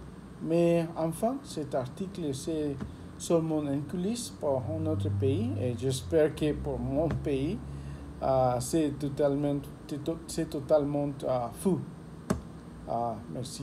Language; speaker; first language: French; non-native, learner; Spanish